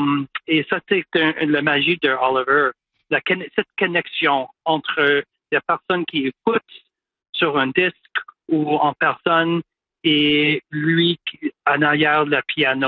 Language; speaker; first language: French; non-native, local second language; English